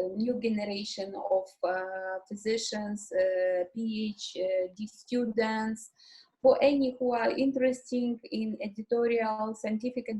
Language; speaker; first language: English; non-native, learner; Ukrainian